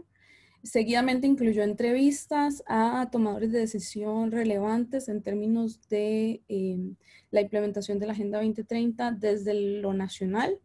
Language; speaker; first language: Spanish; native; Spanish